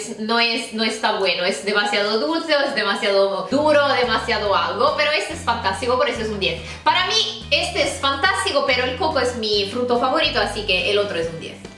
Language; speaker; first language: Spanish; non-native, fluent; Italian